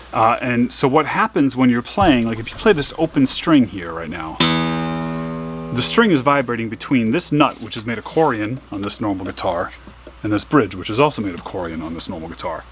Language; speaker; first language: English; native; English